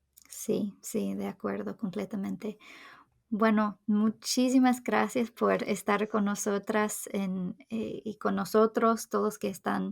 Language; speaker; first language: Spanish; non-native, fluent; English